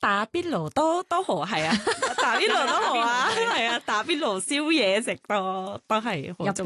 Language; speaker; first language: Cantonese; non-native, learner; Thai